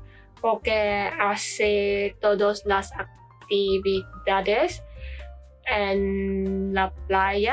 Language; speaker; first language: Spanish; non-native, learner; Malay